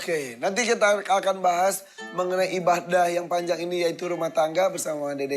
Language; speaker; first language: Indonesian; native; Indonesian